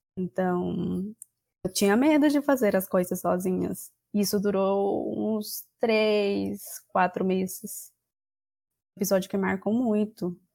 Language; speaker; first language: Portuguese; non-native, fluent; Spanish